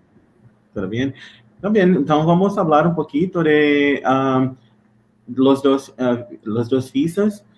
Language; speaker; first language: Spanish; non-native, learner; Portuguese